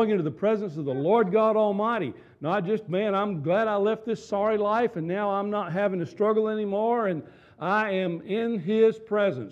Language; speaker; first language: English; native; English